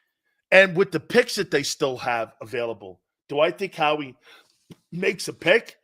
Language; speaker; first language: English; native; English